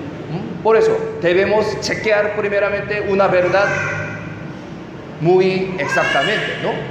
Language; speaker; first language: Spanish; non-native, fluent; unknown